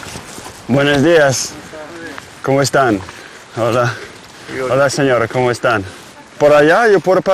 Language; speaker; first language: Spanish; non-native, learner; English